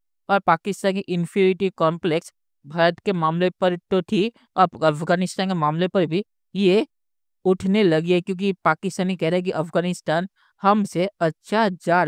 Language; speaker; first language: Hindi; native; Hindi